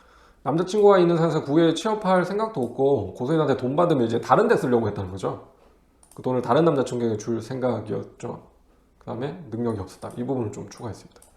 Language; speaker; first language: Korean; native; Korean